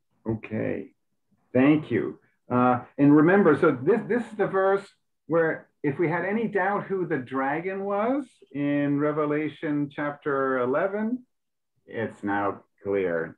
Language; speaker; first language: English; native; English